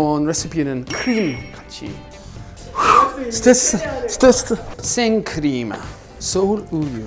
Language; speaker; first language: Korean; non-native, learner; English